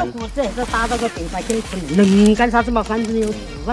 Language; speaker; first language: Chinese; native; Chinese